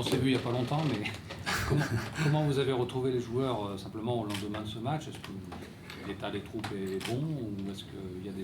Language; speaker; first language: French; native; French